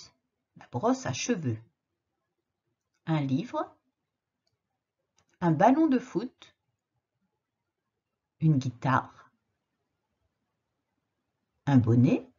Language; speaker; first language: French; native; French